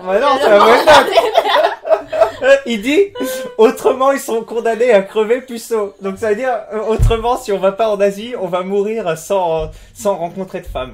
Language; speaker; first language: French; native; French